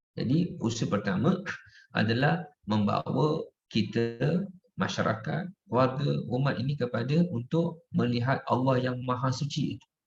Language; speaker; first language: Malay; native; Malay